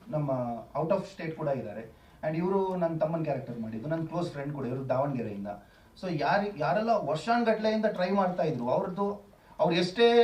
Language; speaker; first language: Kannada; non-native, local second language; Tulu